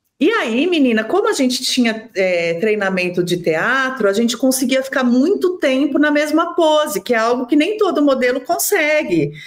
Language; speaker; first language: Portuguese; native; Portuguese